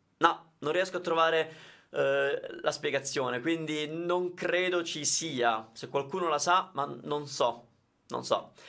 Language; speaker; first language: Italian; native; Italian